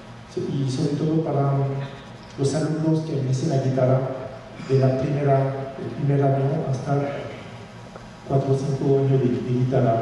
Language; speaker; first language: Spanish; non-native, fluent; French